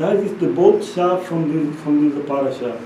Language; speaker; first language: German; non-native, learner; Portuguese